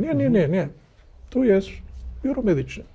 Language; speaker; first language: Polish; non-native, learner; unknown